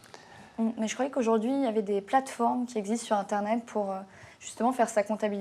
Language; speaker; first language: French; native; French